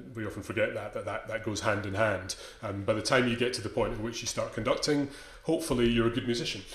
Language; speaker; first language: English; native; English